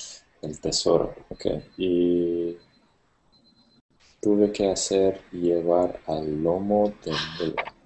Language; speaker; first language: Spanish; non-native, learner; English